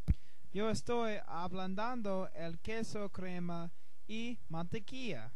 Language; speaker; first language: Spanish; non-native, learner; English